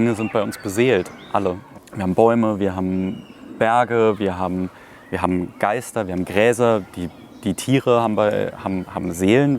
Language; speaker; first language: German; native; German